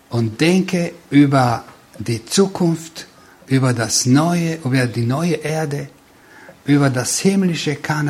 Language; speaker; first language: German; non-native, fluent; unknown